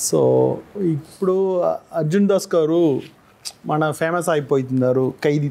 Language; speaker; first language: Telugu; non-native, learner; Tamil